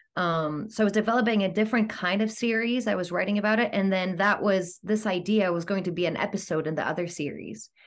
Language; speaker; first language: English; non-native, fluent; Greek